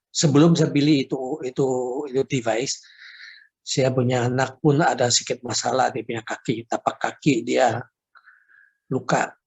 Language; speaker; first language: Indonesian; non-native, local second language; Chinese